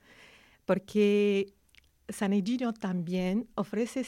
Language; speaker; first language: Spanish; non-native, learner; Arabic